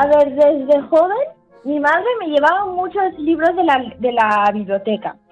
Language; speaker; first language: Spanish; early bilingual, heritage; Spanish